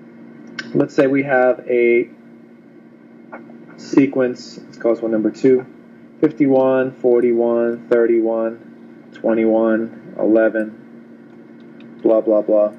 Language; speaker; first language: English; native; English